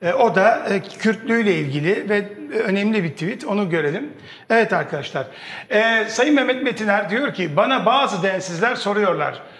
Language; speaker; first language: Turkish; native; Turkish